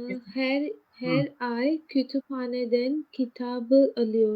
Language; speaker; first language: Turkish; non-native, learner; Urdu